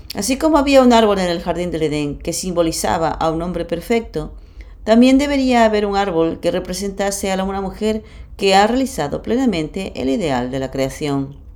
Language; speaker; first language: Spanish; non-native, fluent; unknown